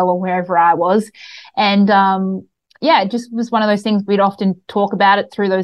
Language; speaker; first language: English; native; English